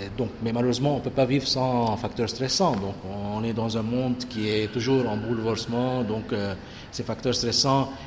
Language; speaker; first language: French; non-native, local second language; Arabic